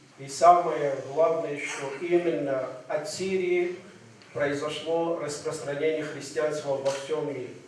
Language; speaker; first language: Russian; non-native, fluent; Arabic